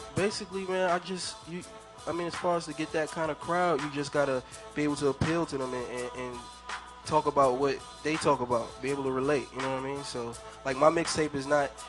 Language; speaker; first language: English; native; English